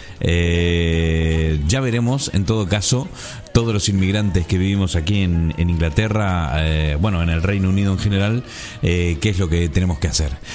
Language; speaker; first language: Spanish; native; Spanish